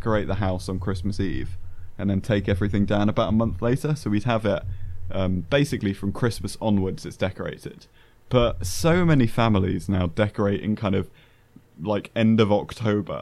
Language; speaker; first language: English; native; English